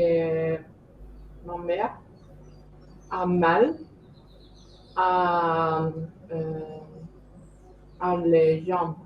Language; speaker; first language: French; non-native, learner; Chinese